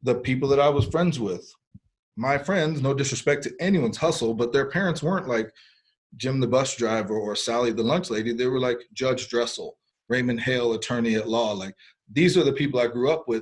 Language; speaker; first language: English; early bilingual, other home language; Spanish